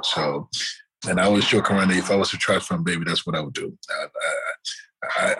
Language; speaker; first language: English; non-native, local second language; Akan